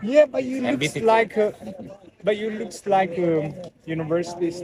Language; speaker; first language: English; non-native, learner; Chinese